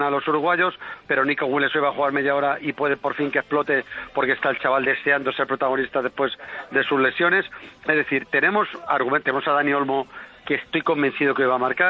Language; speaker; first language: Spanish; native; Spanish